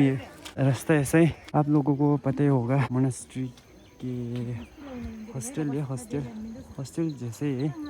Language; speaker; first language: Hindi; non-native, local second language; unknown